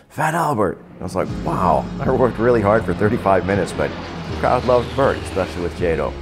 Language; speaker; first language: English; native; English